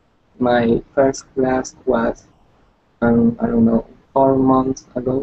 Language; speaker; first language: English; non-native, learner; Spanish